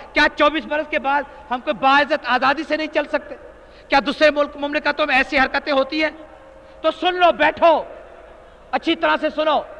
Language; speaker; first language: Urdu; non-native, local second language; Sindhi